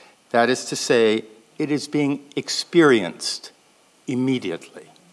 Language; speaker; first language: English; native; English